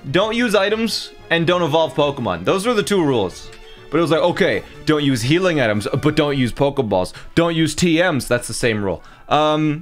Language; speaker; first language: English; native; English